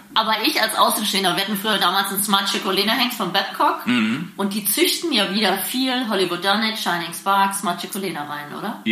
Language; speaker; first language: German; native; German